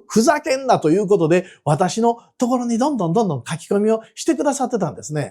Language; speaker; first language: Japanese; native; Japanese